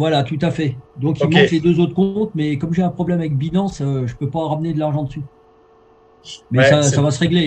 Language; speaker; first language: French; native; French